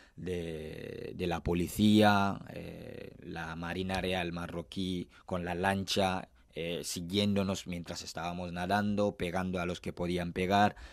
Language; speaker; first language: Spanish; non-native, fluent; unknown